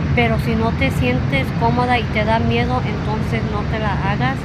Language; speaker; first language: Spanish; early bilingual, heritage; Spanish